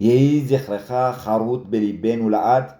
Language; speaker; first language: Hebrew; early bilingual, other home language; Amharic